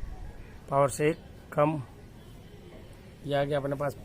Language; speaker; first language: Hindi; native; Hindi